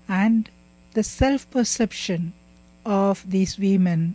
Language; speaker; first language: English; non-native, local second language; Tamil